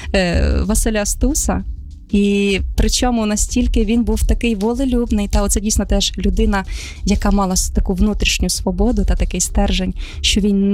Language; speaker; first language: Ukrainian; native; Ukrainian